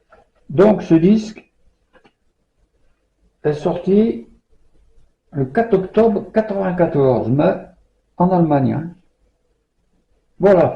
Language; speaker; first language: French; native; French